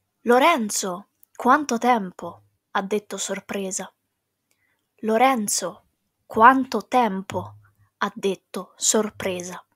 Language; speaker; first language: Italian; non-native, fluent; English